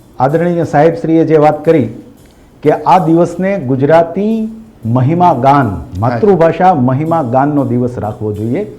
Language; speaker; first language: Gujarati; native; Gujarati